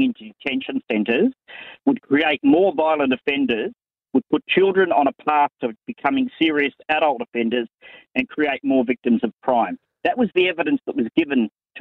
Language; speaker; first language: English; native; English